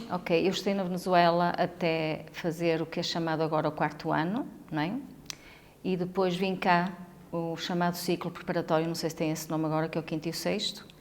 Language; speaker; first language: Portuguese; early bilingual, heritage; Portuguese